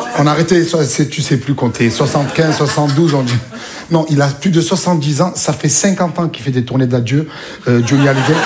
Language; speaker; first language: French; native; French